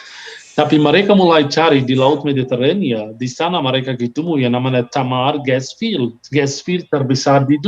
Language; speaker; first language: Indonesian; non-native, fluent; Hebrew